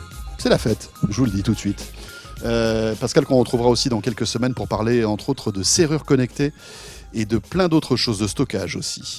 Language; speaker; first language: French; native; French